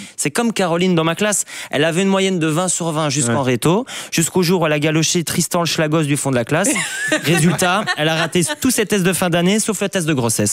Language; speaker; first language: French; native; French